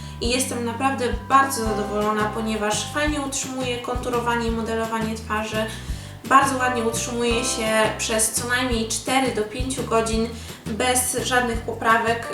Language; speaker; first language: Polish; native; Polish